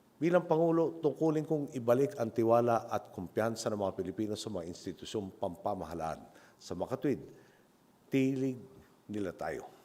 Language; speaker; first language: Filipino; native; Filipino